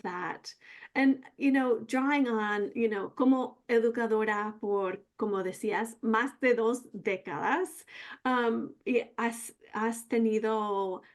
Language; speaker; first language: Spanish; non-native, fluent; English